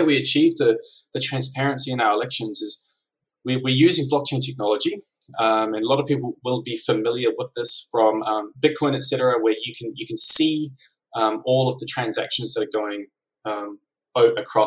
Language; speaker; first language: English; native; English